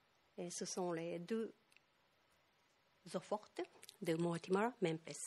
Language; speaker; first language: French; non-native, fluent; Japanese